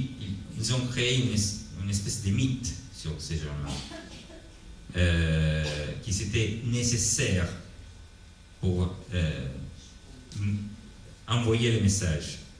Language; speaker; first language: French; non-native, fluent; Italian